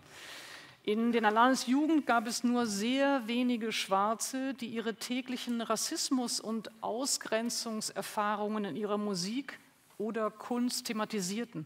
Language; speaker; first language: German; native; German